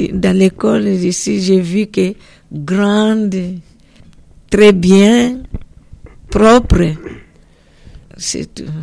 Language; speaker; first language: French; non-native, learner; Portuguese